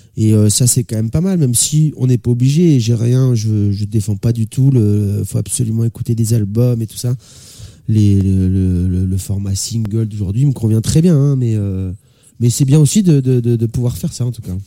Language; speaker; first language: French; native; French